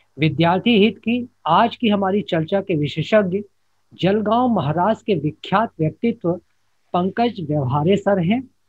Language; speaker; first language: Hindi; native; Hindi